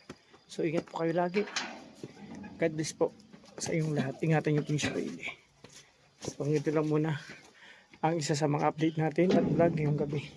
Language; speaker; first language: Filipino; non-native, local second language; Cebuano